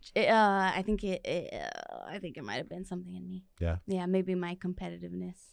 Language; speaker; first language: English; native; English